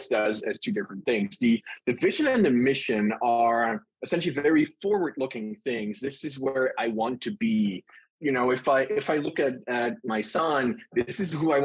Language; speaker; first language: English; non-native, fluent; Dutch